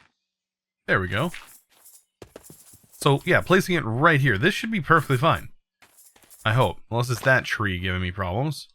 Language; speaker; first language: English; native; English